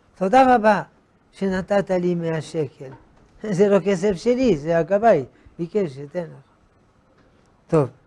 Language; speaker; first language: Hebrew; non-native, fluent; French